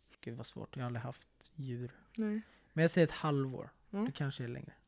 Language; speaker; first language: Swedish; native; Swedish